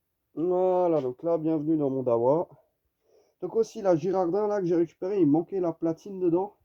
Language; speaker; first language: French; native; French